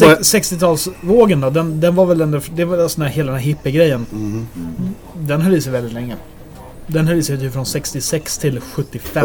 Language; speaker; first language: Swedish; native; Swedish